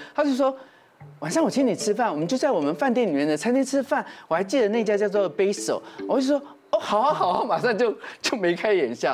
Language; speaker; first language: Chinese; native; Chinese